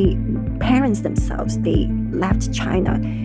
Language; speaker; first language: English; non-native, local second language; Cantonese